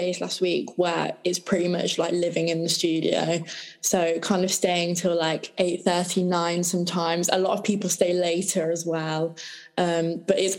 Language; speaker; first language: English; native; English